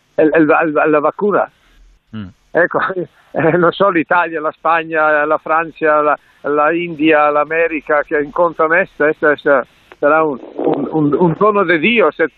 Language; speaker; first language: Spanish; non-native, learner; Italian